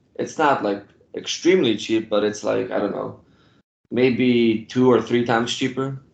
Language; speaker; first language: English; non-native, fluent; Polish